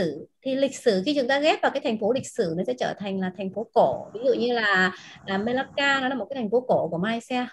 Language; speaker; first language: Vietnamese; native; Vietnamese